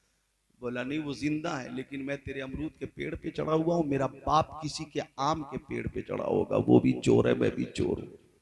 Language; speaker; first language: Hindi; native; Hindi